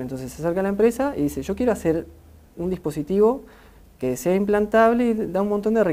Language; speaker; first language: Spanish; native; Spanish